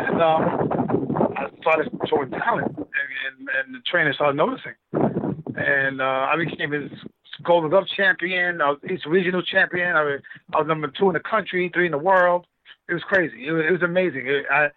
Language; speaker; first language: English; native; English